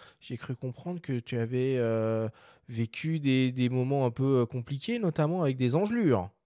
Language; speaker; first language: French; native; French